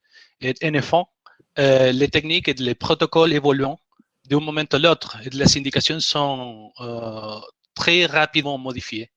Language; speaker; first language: French; non-native, learner; Spanish